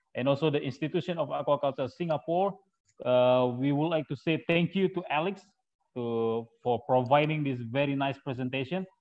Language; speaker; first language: English; non-native, fluent; Indonesian